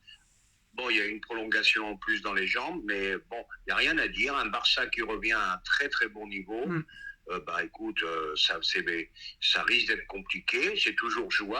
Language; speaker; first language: French; native; French